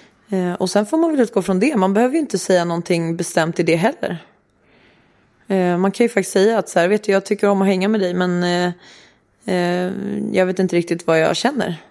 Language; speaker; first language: Swedish; native; Swedish